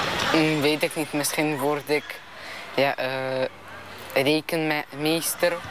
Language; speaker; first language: Dutch; early bilingual, other home language; Ukrainian